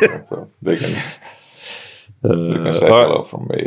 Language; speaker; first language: English; non-native, fluent; Finnish